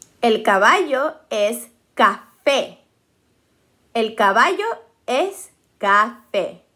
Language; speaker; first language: Spanish; early bilingual, heritage; Spanish